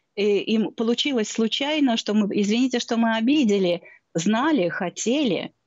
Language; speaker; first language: Russian; native; Russian